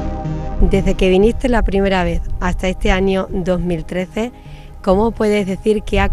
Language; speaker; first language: Spanish; native; Spanish